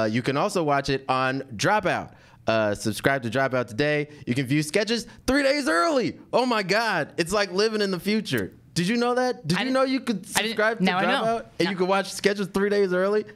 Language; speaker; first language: English; native; English